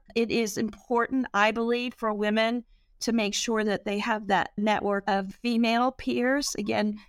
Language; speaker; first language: English; native; English